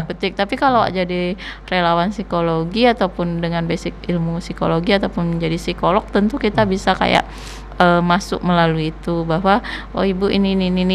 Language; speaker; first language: Indonesian; non-native, local second language; Minangkabau